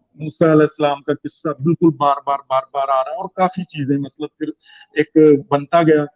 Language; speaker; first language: Urdu; non-native, local second language; Punjabi